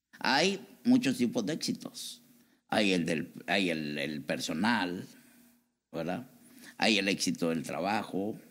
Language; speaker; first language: Spanish; native; Spanish